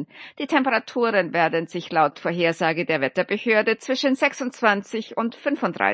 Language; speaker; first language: German; native; German